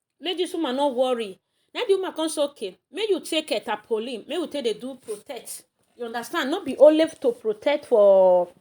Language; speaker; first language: Nigerian Pidgin; native; Nigerian Pidgin